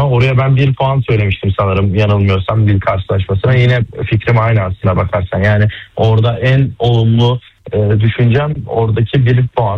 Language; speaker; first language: Turkish; native; Turkish